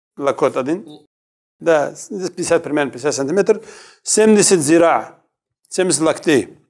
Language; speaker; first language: Russian; non-native, local second language; Kumyk